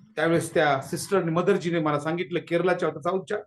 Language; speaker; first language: Hindi; non-native, local second language; Marathi